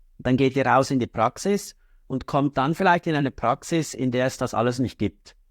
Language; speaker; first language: German; native; German